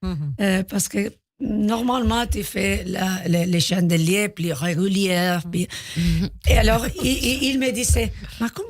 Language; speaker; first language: French; non-native, learner; Spanish